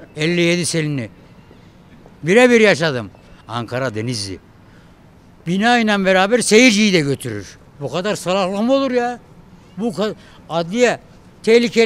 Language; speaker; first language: Turkish; native; Turkish